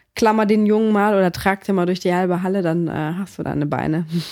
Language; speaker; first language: German; early bilingual, other home language; Greek